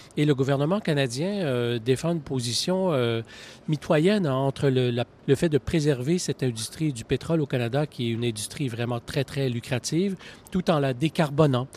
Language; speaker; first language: French; native; French